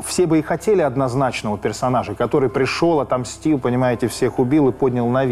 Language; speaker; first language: Russian; native; Russian